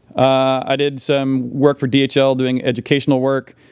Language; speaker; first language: English; native; English